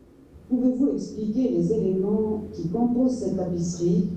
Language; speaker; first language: French; native; French